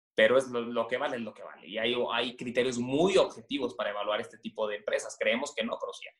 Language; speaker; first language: Spanish; native; Spanish